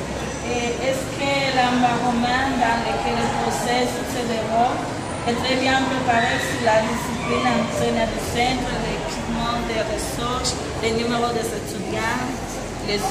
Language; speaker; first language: French; non-native, learner; Spanish